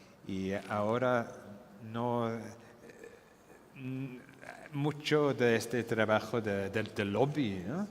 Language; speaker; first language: Spanish; non-native, fluent; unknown